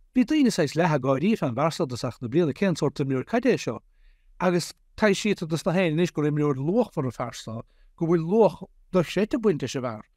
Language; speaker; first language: Irish; native; Irish